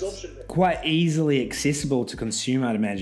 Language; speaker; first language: English; native; English